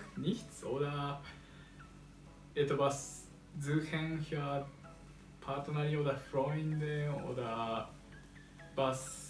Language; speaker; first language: German; non-native, learner; Japanese